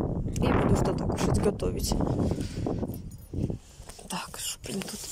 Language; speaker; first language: Russian; native; Russian